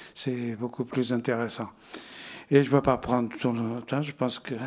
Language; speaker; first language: French; non-native, fluent; Portuguese